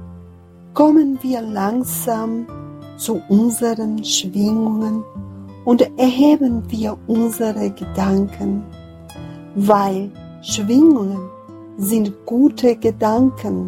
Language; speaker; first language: German; non-native, fluent; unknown